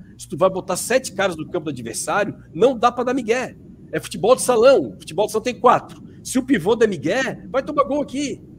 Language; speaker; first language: Portuguese; native; Portuguese